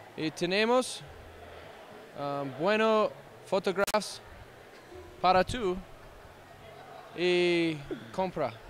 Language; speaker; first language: Spanish; non-native, learner; English